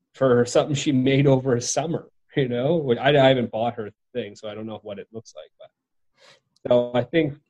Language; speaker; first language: English; native; English